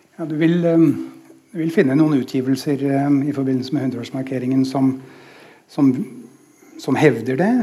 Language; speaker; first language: Norwegian; non-native, fluent; English